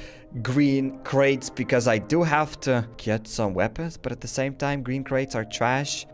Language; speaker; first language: English; non-native, fluent; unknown